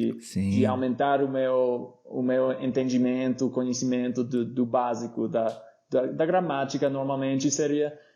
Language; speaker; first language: Portuguese; non-native, fluent; English